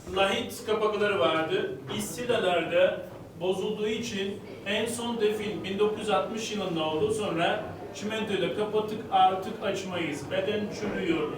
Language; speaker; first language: Turkish; non-native, local second language; Turoyo